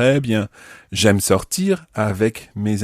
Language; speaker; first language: French; non-native, fluent; English